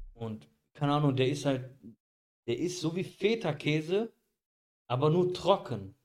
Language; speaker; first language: German; early bilingual, other home language; Bosnian